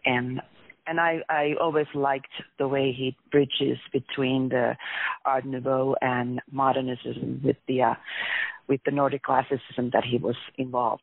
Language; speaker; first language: English; non-native, fluent; Finnish